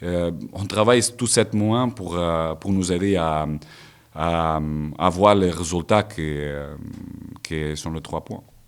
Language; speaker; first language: French; non-native, learner; Portuguese